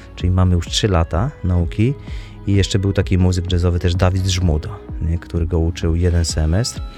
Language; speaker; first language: Polish; native; Polish